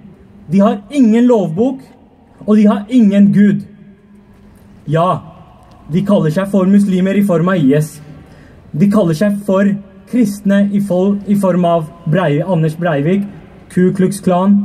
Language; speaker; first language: Norwegian; early bilingual, other home language; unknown